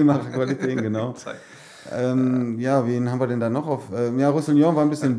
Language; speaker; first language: German; native; German